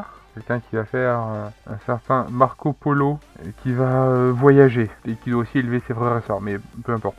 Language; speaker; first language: French; native; French